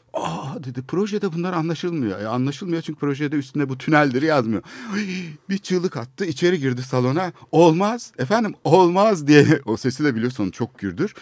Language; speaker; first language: Turkish; native; Turkish